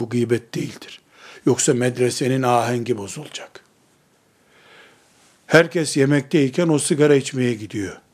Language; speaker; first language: Turkish; native; Turkish